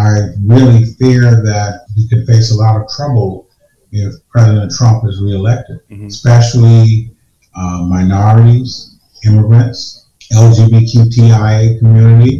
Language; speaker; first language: English; native; English